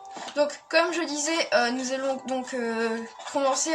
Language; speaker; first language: French; native; French